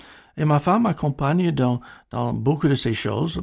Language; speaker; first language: French; non-native, fluent; English